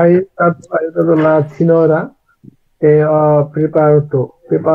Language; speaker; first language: Italian; non-native, learner; Bangla